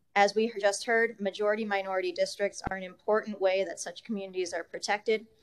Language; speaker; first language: English; native; English